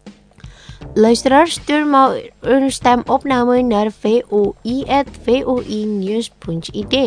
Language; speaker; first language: Dutch; non-native, learner; Indonesian